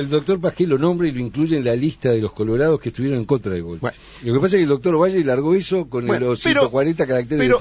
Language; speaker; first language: Spanish; native; Spanish